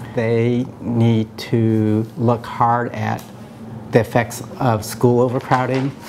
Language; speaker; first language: English; native; English